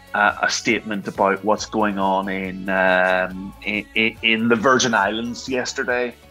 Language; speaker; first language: English; native; English